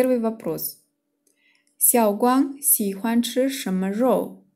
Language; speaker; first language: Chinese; non-native, fluent; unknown